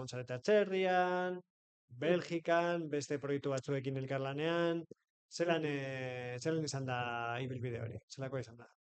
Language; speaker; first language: Basque; native; Basque